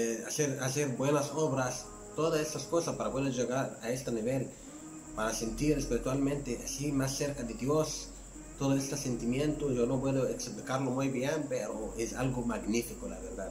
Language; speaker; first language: Spanish; non-native, learner; Arabic